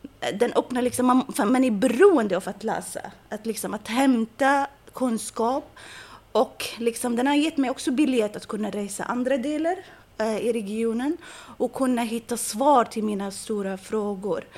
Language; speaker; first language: Swedish; non-native, fluent; Arabic